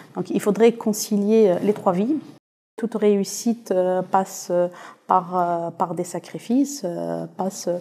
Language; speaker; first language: French; non-native, local second language; Arabic